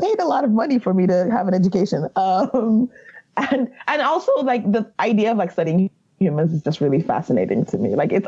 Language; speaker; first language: English; non-native, local second language; Yoruba